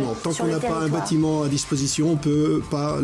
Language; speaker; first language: French; native; French